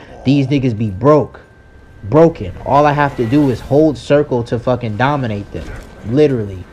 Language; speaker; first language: English; native; English